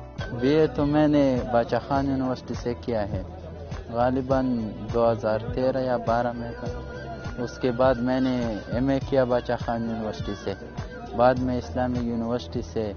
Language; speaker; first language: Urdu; non-native, local second language; Pashto